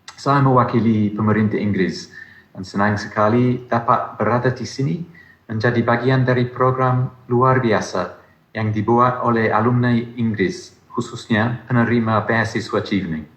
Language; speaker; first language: Indonesian; non-native, learner; English